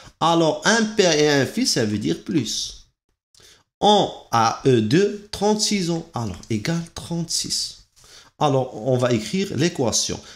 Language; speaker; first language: French; non-native, local second language; Arabic